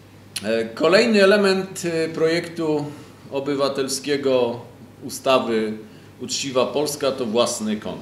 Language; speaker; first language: Polish; native; Polish